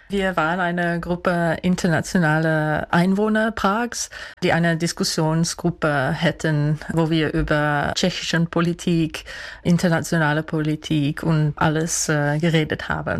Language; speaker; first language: German; non-native, fluent; Dutch